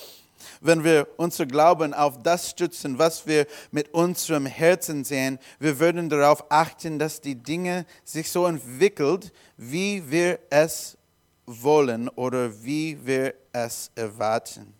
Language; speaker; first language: German; non-native, learner; English